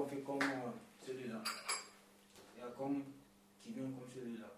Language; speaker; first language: French; non-native, learner; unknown